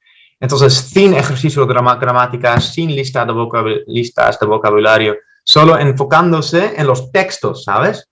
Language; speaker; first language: Spanish; non-native, fluent; Dutch